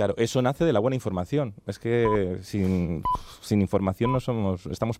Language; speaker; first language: Spanish; native; Spanish